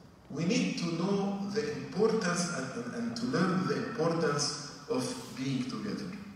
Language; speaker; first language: English; non-native, fluent; Arabic